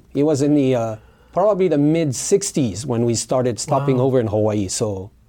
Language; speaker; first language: English; non-native, fluent; French